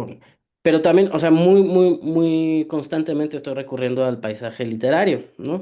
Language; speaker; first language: Spanish; native; Spanish